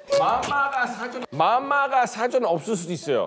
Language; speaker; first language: Korean; non-native, fluent; English